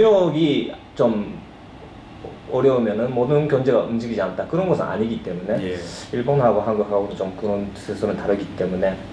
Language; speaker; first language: Korean; early bilingual, heritage; Korean